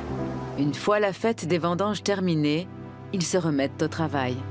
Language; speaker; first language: French; native; French